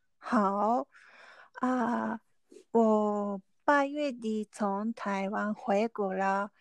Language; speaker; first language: Chinese; non-native, learner; Vietnamese